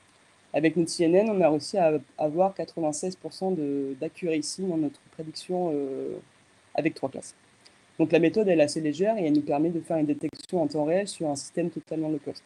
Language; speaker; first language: French; native; French